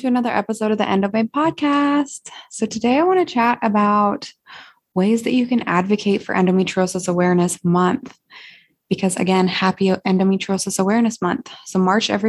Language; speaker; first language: English; native; English